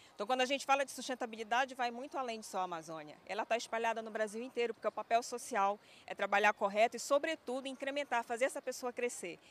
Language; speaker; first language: Portuguese; native; Portuguese